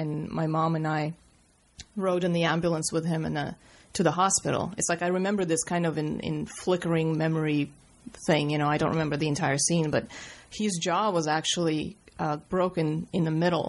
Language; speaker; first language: English; non-native, fluent; Russian